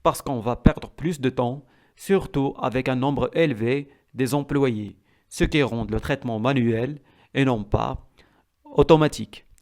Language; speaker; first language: French; non-native, local second language; Arabic